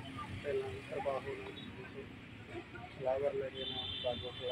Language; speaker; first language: Filipino; non-native, learner; Punjabi